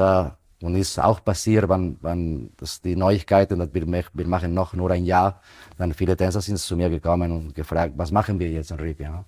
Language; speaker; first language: German; non-native, fluent; Spanish